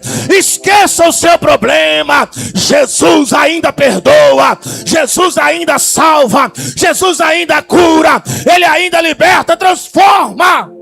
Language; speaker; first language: Portuguese; native; Portuguese